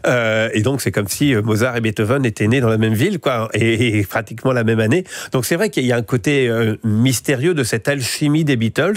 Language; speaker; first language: French; native; French